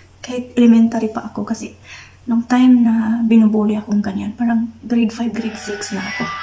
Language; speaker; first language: Filipino; non-native, local second language; Cebuano